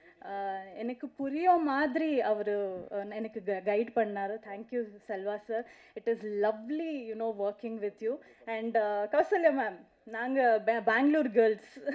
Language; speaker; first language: Tamil; non-native, learner; Kannada